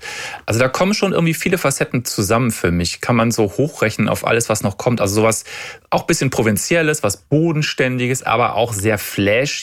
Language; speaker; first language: German; native; German